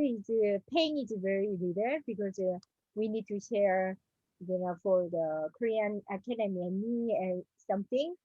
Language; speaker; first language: English; non-native, learner; Korean